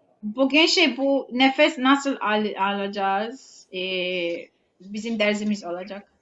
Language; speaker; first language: Turkish; non-native, fluent; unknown